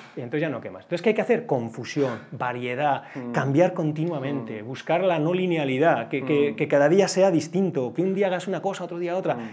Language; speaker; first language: Spanish; native; Spanish